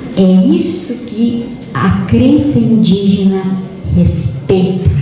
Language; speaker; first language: Portuguese; non-native, local second language; Guarani